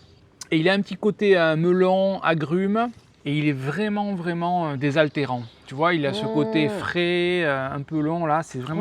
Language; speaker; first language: French; native; French